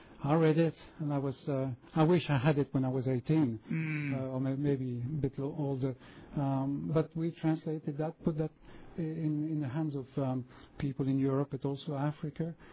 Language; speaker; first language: English; non-native, fluent; French